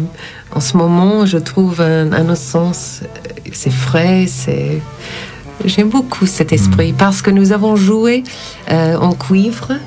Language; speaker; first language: French; non-native, learner; English